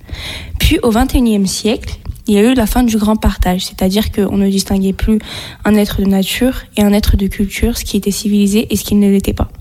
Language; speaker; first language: French; native; French